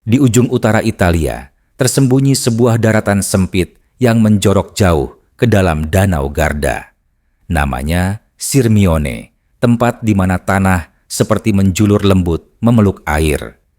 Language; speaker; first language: Indonesian; native; Indonesian